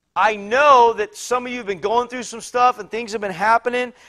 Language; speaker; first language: English; native; English